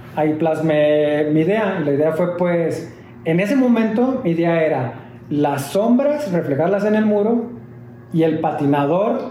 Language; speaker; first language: Spanish; native; Spanish